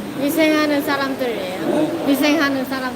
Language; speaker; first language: Korean; non-native, learner; Vietnamese